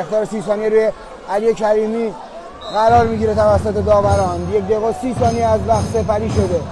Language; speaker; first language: Persian; native; Persian